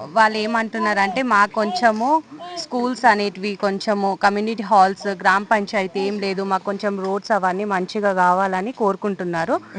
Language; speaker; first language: Telugu; non-native, local second language; Lambadi